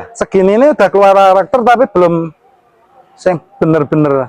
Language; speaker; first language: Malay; non-native, local second language; Javanese